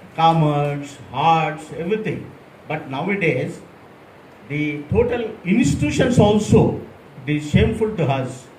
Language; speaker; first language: English; non-native, local second language; Telugu